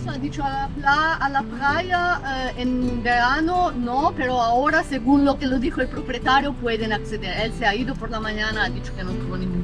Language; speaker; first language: Spanish; non-native, fluent; Italian